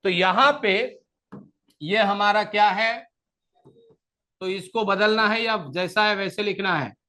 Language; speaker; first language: Hindi; non-native, local second language; Marathi